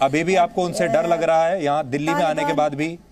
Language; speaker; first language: Hindi; native; Hindi